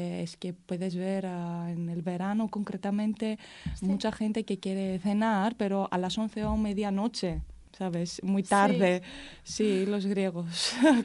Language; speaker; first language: Spanish; non-native, fluent; Greek